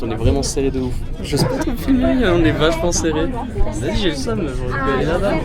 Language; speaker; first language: French; native; French